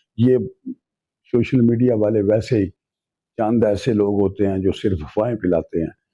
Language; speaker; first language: Urdu; non-native, local second language; Punjabi